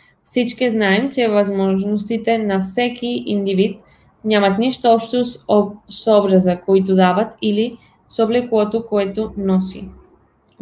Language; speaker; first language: Bulgarian; non-native, fluent; Spanish